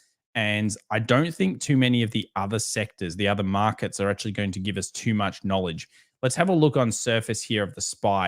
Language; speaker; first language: English; native; English